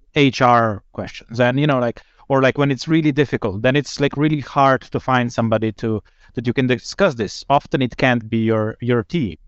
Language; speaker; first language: English; non-native, fluent; Slovenian